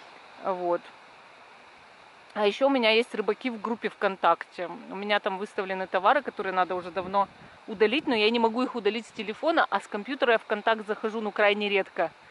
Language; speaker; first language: Russian; native; Russian